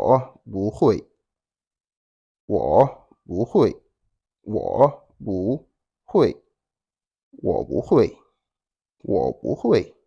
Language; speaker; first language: Chinese; non-native, fluent; Wolof